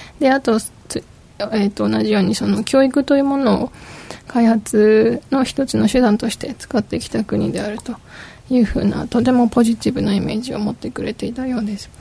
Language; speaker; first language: Japanese; native; Japanese